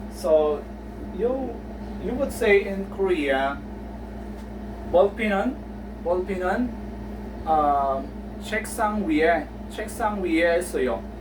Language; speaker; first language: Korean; non-native, learner; Filipino